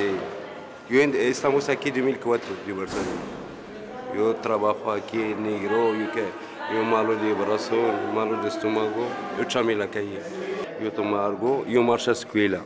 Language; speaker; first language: Spanish; non-native, learner; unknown